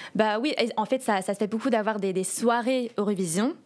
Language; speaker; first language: French; early bilingual, heritage; English